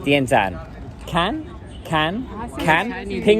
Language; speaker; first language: Chinese; non-native, learner; English